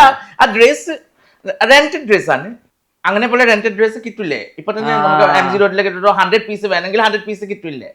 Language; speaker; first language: Malayalam; non-native, local second language; Assamese